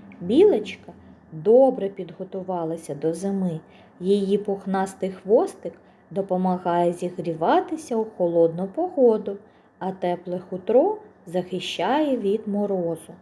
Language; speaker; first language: Ukrainian; native; Ukrainian